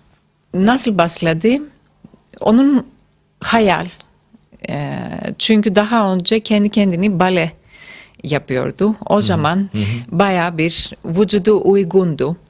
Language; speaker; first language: Turkish; non-native, fluent; Greek